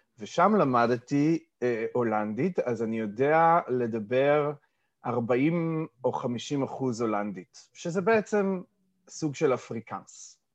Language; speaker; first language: Hebrew; early bilingual, other home language; English